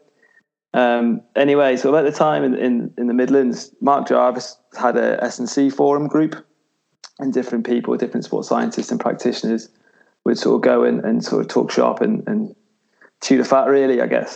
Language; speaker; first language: English; native; English